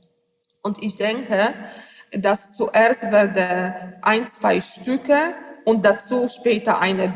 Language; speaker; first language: German; non-native, learner; Polish